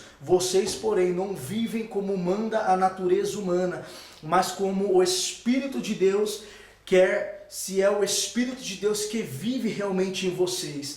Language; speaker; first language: Portuguese; native; Portuguese